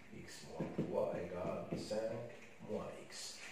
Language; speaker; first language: French; non-native, local second language; Arabic